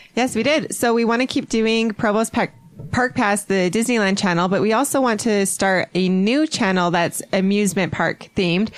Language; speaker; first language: English; native; English